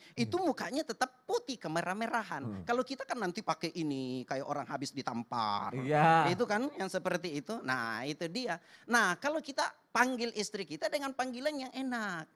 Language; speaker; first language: Indonesian; native; Indonesian